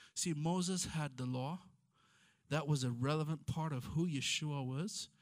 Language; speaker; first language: English; non-native, fluent; Amharic